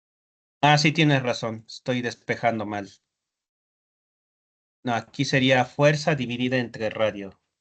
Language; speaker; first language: Spanish; native; Spanish